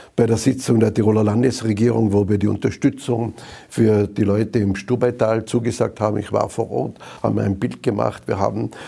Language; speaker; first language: German; native; German